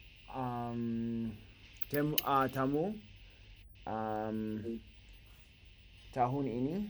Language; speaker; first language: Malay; non-native, learner; English